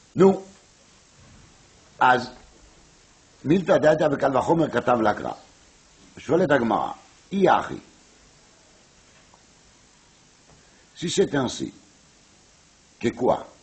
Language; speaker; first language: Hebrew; non-native, fluent; French